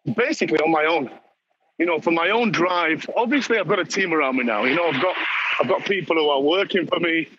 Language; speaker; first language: English; native; English